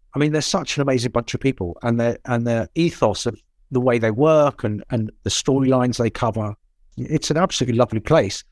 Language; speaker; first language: English; native; English